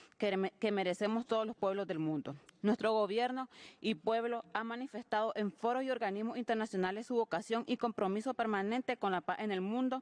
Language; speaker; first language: Spanish; native; Spanish